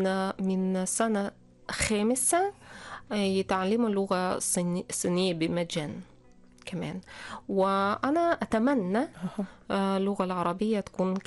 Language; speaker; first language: Arabic; non-native, fluent; Russian